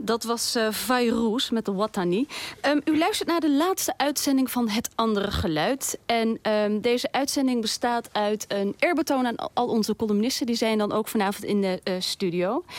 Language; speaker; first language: Dutch; early bilingual, other home language; Turkish